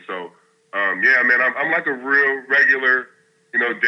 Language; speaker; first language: English; native; English